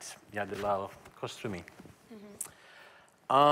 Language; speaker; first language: Czech; non-native, learner; English